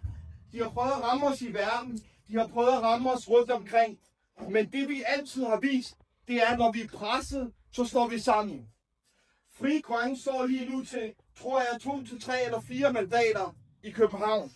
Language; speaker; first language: Danish; early bilingual, other home language; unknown